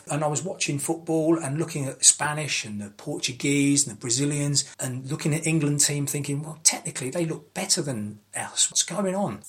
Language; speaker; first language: English; native; English